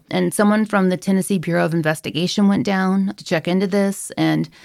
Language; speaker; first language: English; native; English